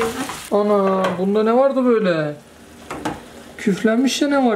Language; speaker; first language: Turkish; native; Turkish